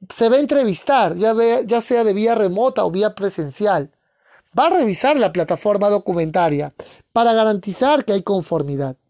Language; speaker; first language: Spanish; native; Spanish